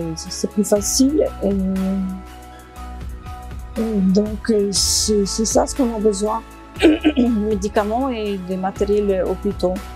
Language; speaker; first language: French; non-native, fluent; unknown